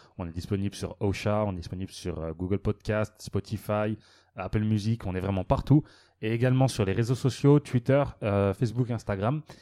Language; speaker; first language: French; native; French